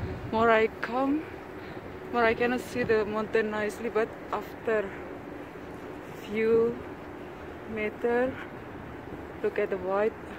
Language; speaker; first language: English; non-native, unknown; Indonesian